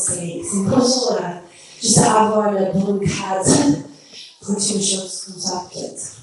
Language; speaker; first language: French; non-native, learner; English